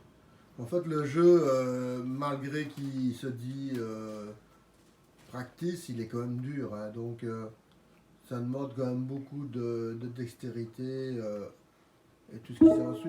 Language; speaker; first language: French; native; French